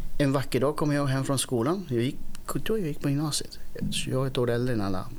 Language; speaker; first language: Swedish; early bilingual, other home language; Spanish